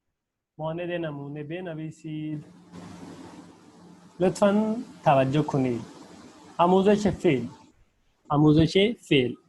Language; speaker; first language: Persian; non-native, fluent; Urdu